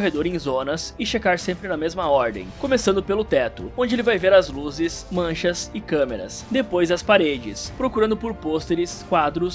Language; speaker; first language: Portuguese; native; Portuguese